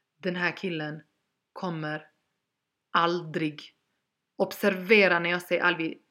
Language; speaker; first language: Swedish; early bilingual, other home language; Albanian